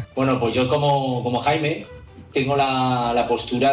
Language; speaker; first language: Spanish; native; Spanish